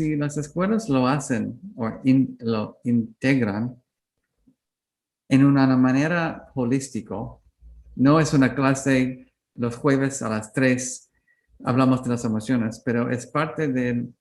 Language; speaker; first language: Spanish; non-native, learner; English